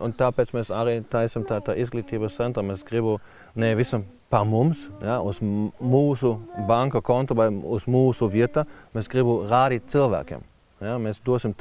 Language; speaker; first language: Latvian; non-native, learner; German